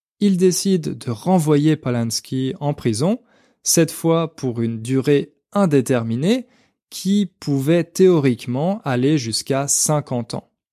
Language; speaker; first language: French; native; French